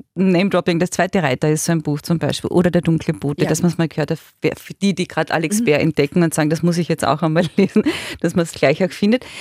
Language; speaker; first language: German; native; German